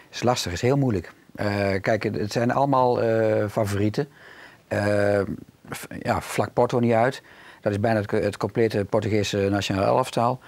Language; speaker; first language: Dutch; native; Dutch